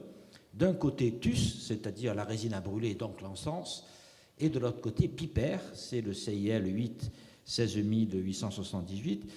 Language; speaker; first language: French; native; French